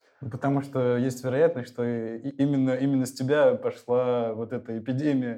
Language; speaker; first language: Russian; native; Russian